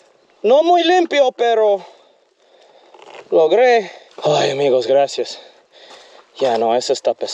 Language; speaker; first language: Spanish; non-native, learner; English